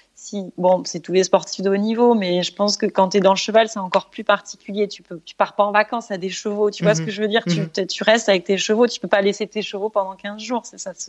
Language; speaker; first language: French; native; French